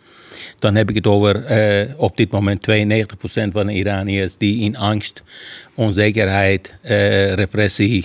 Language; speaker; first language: Dutch; non-native, fluent; Persian